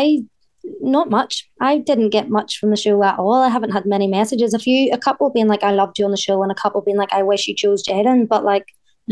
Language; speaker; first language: English; native; English